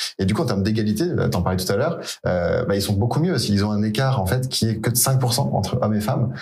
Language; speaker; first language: French; native; French